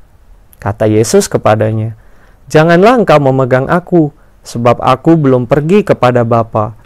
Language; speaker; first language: Indonesian; native; Indonesian